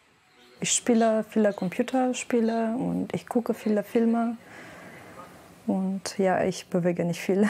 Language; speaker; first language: German; non-native, learner; Romanian